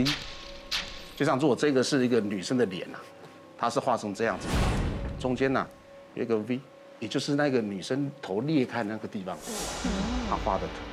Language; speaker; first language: Chinese; native; Chinese